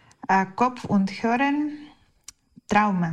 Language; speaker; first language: German; non-native, learner; Ukrainian